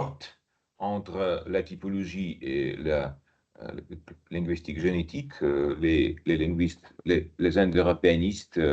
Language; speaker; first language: French; non-native, fluent; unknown